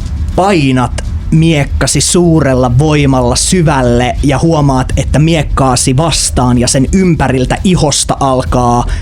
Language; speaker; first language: Finnish; native; Finnish